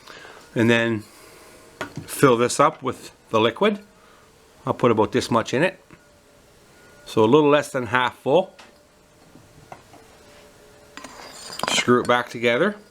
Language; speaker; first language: English; native; English